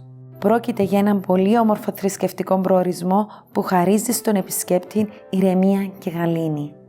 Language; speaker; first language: Greek; native; Greek